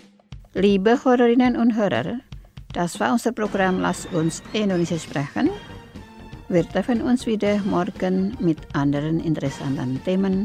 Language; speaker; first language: German; non-native, fluent; Indonesian